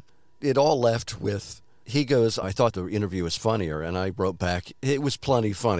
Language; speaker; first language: English; native; English